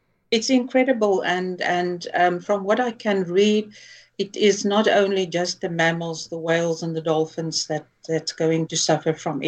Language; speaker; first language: English; non-native, local second language; Afrikaans